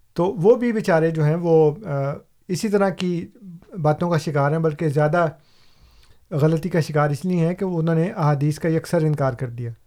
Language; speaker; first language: Urdu; non-native, local second language; Punjabi